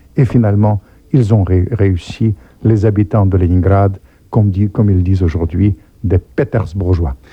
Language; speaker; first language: French; non-native, fluent; Russian